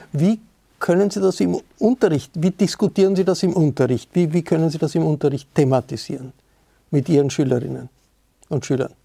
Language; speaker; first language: German; native; German